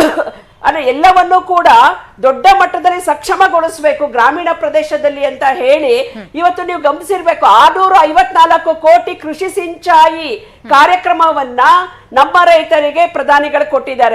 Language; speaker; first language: Kannada; native; Kannada